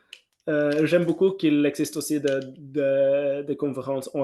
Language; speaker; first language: French; non-native, fluent; Norwegian